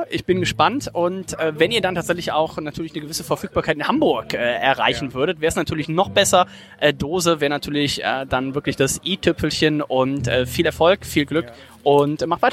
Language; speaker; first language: German; native; German